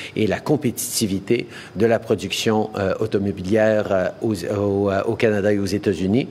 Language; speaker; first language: French; native; French